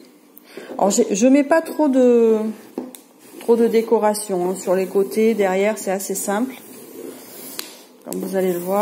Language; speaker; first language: French; native; French